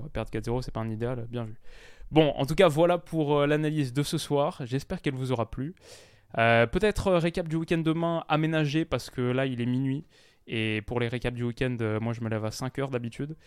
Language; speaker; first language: French; native; French